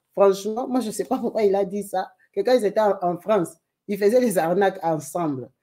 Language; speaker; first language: French; non-native, local second language; Lingala